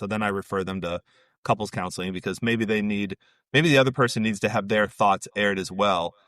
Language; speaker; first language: English; native; English